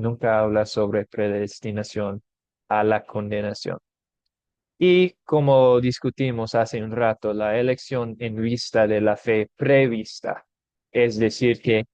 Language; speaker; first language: Spanish; non-native, fluent; English